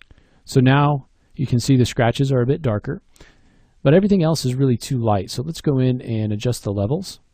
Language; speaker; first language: English; native; English